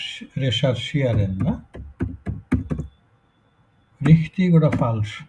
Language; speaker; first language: German; non-native, fluent; Bangla